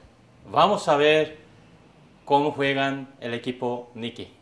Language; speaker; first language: Spanish; non-native, learner; Korean